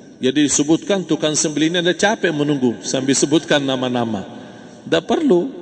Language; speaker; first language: Malay; non-native, fluent; Arabic